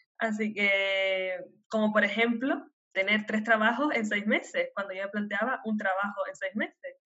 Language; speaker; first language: Spanish; native; Spanish